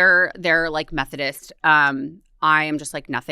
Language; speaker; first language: English; native; English